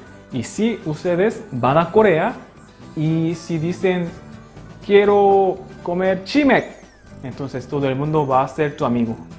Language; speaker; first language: Spanish; non-native, local second language; Korean